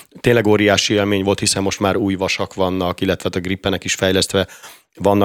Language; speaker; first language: Hungarian; native; Hungarian